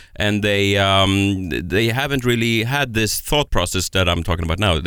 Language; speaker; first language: English; non-native, fluent; Swedish